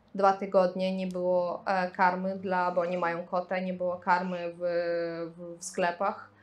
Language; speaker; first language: Polish; non-native, fluent; Russian